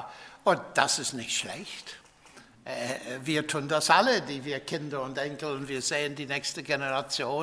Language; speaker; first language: German; non-native, fluent; English